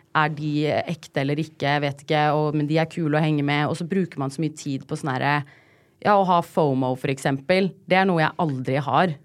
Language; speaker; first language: Norwegian; native; Norwegian